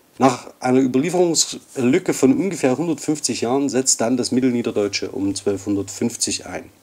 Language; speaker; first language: German; native; German